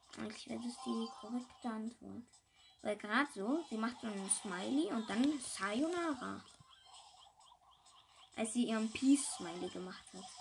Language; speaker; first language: German; native; German